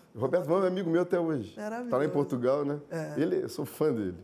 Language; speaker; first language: Portuguese; native; Portuguese